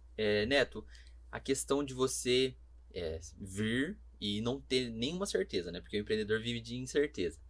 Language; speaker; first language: Portuguese; native; Portuguese